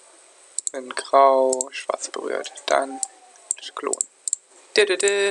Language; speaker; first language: German; native; German